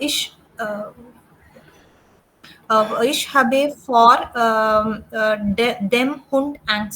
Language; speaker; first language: German; non-native, learner; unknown